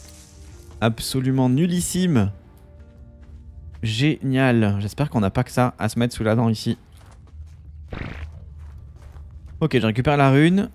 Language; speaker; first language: French; native; French